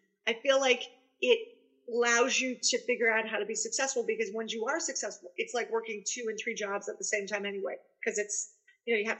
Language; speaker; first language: English; native; English